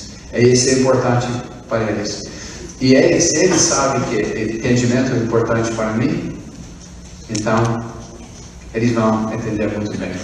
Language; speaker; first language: Portuguese; non-native, fluent; English